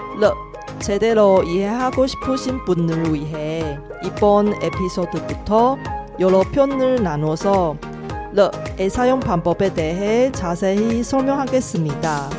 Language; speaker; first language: Korean; non-native, local second language; Chinese